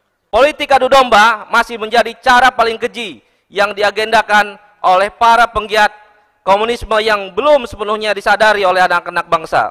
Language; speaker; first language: Indonesian; native; Indonesian